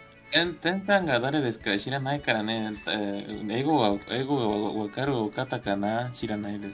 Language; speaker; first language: Japanese; non-native, learner; Spanish